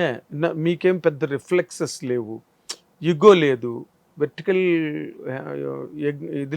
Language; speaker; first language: Telugu; native; Telugu